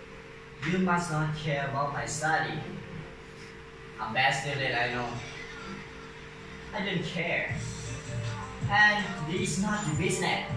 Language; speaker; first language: English; non-native, learner; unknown